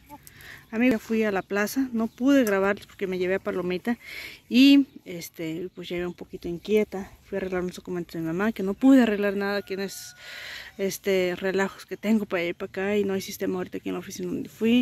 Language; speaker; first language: Spanish; native; Spanish